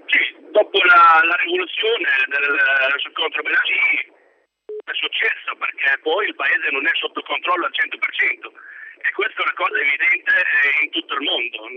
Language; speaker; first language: Italian; non-native, fluent; Arabic